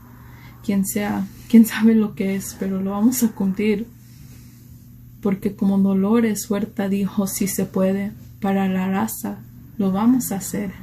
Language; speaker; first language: Spanish; early bilingual, heritage; Spanish